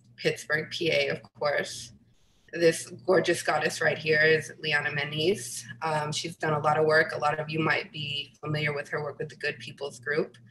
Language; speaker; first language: English; native; English